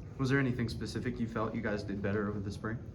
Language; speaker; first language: English; native; English